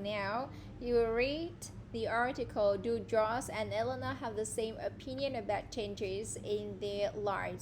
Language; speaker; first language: English; non-native, fluent; Vietnamese